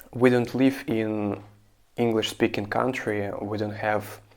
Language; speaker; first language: English; non-native, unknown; Russian